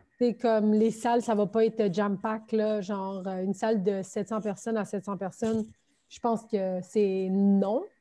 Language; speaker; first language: French; early bilingual, other home language; Turkish